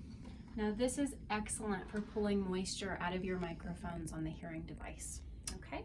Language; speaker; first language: English; native; English